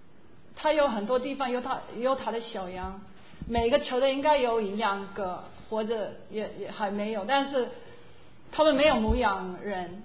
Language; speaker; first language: Chinese; non-native, fluent; English